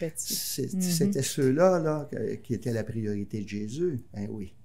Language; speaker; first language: French; native; French